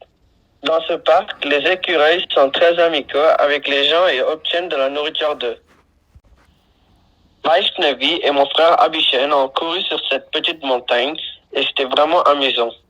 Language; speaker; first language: French; non-native, learner; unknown